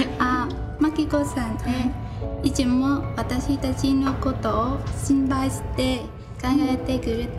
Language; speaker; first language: Japanese; non-native, learner; Vietnamese